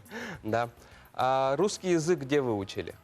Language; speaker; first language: Russian; native; Russian